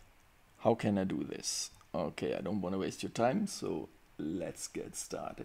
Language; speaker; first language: English; non-native, fluent; German